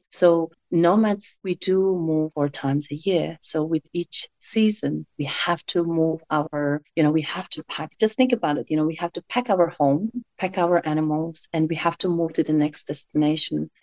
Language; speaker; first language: English; non-native, fluent; Mongolian